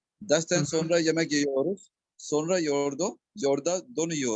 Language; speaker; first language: Turkish; non-native, learner; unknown